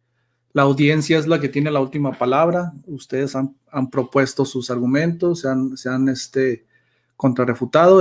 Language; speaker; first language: Spanish; native; Spanish